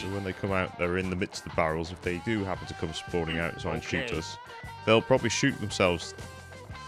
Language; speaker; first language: English; native; English